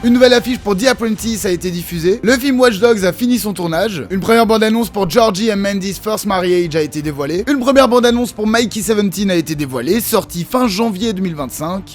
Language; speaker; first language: French; native; French